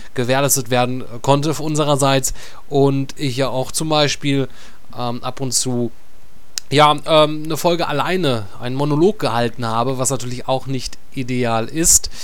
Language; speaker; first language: German; native; German